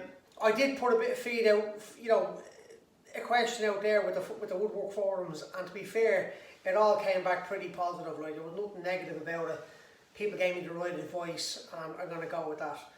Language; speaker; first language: English; native; English